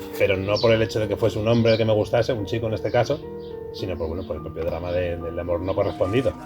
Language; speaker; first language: Spanish; native; Spanish